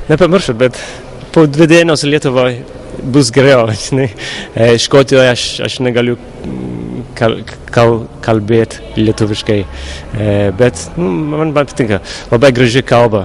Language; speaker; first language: Lithuanian; non-native, learner; English